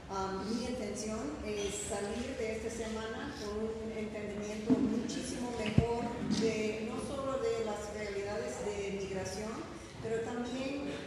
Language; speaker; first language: Spanish; non-native, fluent; English